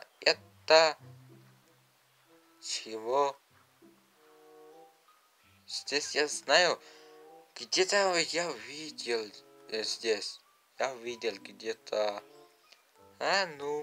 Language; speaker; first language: Russian; non-native, learner; Uzbek